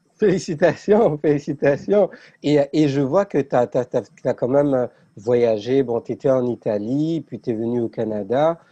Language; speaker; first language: French; native; French